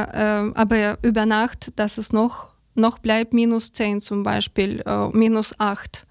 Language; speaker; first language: German; non-native, learner; Ukrainian